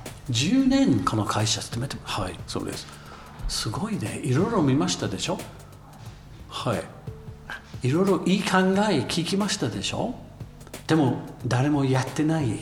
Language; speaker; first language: Japanese; non-native, learner; English